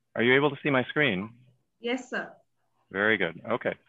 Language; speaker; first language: English; native; English